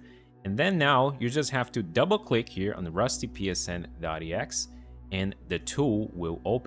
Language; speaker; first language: English; non-native, fluent; Portuguese